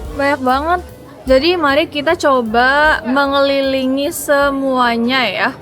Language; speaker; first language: Indonesian; native; Indonesian